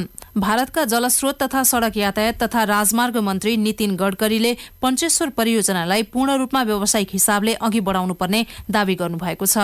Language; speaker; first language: Nepali; native; Nepali